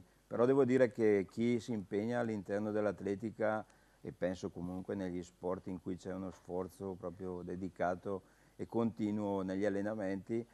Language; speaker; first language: Italian; native; Italian